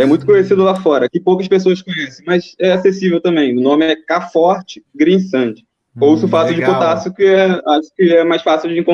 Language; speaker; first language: Portuguese; native; Portuguese